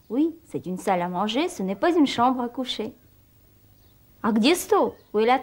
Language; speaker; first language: French; non-native, fluent; Russian